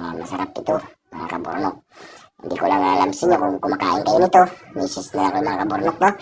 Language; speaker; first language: Filipino; non-native, local second language; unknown